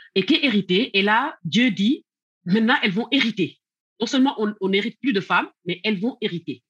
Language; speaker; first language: French; non-native, local second language; Wolof